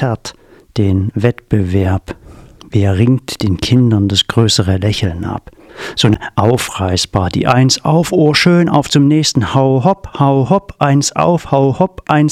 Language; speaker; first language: German; native; German